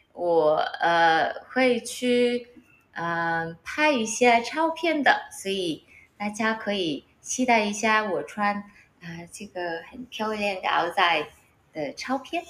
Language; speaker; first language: Chinese; non-native, learner; Vietnamese